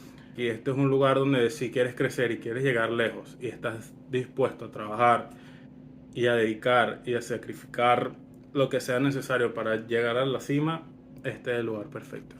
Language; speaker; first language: Spanish; early bilingual, other home language; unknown